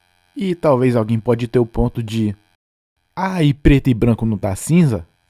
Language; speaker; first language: Portuguese; non-native, fluent; English